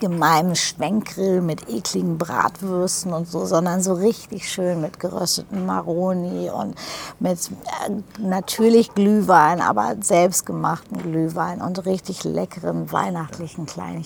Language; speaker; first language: German; native; German